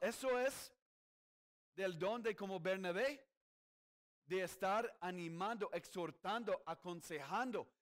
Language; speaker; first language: Spanish; non-native, fluent; English